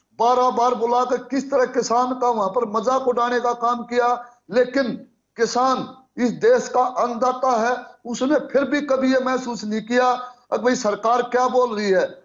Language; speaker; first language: Hindi; native; Hindi